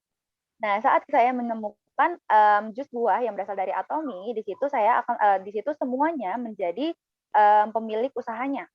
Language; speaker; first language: Indonesian; native; Indonesian